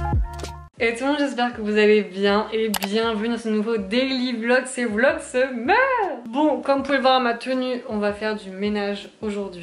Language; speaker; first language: French; native; French